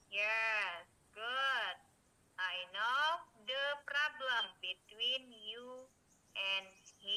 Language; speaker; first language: English; non-native, learner; Indonesian